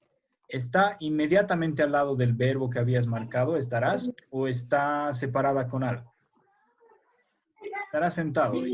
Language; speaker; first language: Spanish; native; Spanish